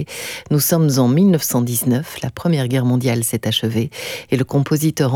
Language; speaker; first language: French; native; French